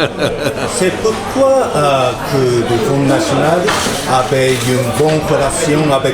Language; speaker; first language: French; non-native, learner; Japanese